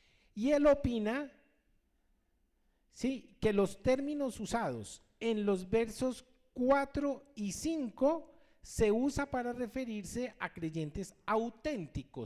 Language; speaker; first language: Spanish; native; Spanish